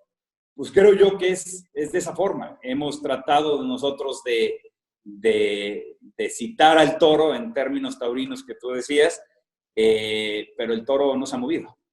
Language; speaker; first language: Spanish; native; Spanish